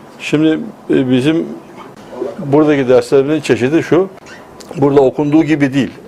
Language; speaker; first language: Turkish; native; Turkish